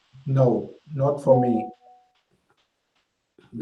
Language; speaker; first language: English; non-native, fluent; French